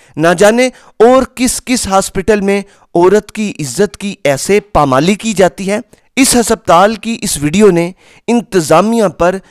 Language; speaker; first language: Urdu; non-native, local second language; Punjabi